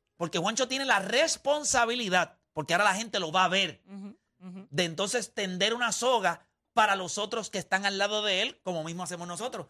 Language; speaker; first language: Spanish; native; Spanish